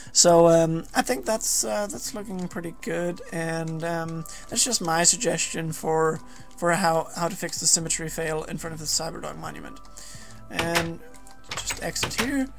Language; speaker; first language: English; non-native, fluent; Danish